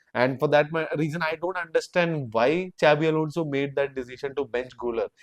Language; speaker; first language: English; non-native, local second language; Malayalam